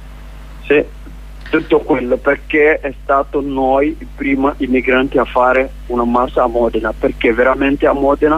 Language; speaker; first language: Italian; non-native, learner; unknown